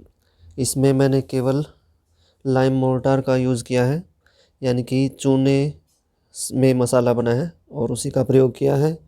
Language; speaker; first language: Hindi; native; Hindi